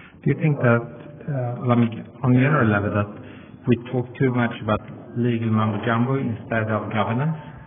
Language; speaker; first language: English; non-native, fluent; Swedish